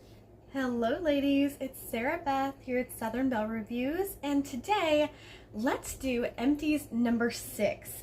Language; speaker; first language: English; native; English